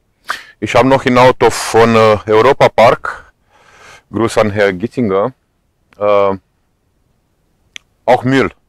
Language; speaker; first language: German; non-native, fluent; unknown